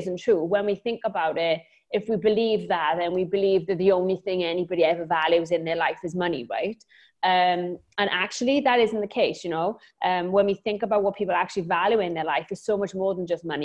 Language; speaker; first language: English; native; English